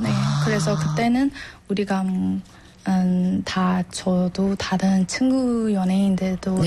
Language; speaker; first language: Korean; non-native, learner; Burmese